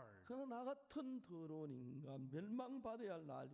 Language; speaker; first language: Korean; native; Korean